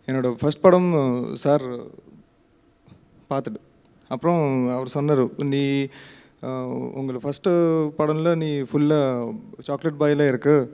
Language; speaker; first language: Tamil; non-native, learner; Telugu